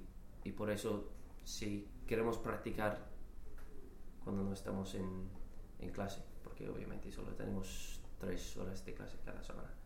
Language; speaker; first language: Spanish; non-native, learner; English